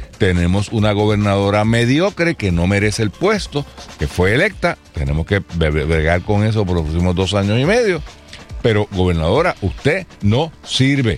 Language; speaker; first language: Spanish; native; Spanish